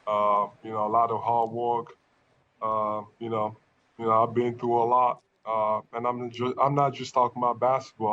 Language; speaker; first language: English; non-native, local second language; French